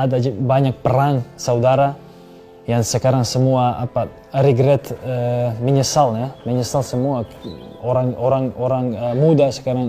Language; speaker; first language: Indonesian; non-native, fluent; Serbian